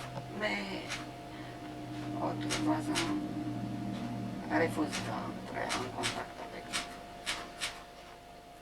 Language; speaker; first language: French; non-native, fluent; Romanian